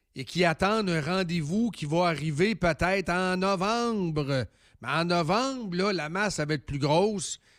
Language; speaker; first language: French; native; French